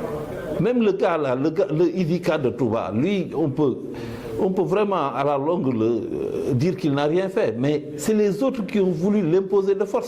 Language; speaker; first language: French; non-native, local second language; Wolof